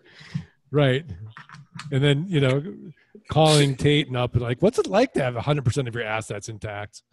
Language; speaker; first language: English; native; English